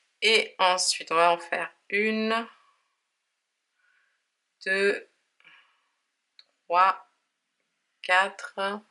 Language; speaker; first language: French; native; French